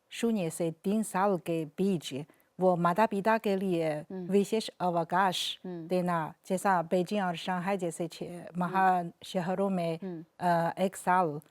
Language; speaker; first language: Hindi; non-native, fluent; Chinese